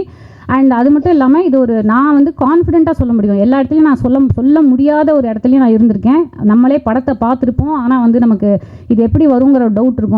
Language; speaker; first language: Tamil; native; Tamil